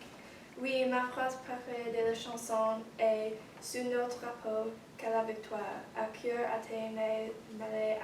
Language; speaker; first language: French; non-native, learner; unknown